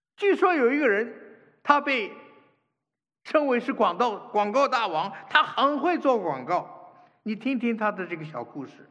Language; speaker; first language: Chinese; native; Chinese